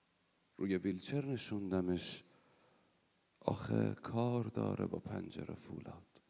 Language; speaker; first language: Persian; native; Persian